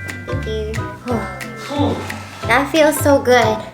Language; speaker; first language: English; native; English